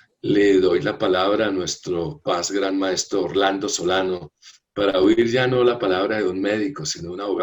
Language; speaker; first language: Spanish; native; Spanish